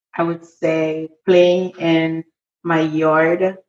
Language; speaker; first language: English; early bilingual, other home language; Haitian Creole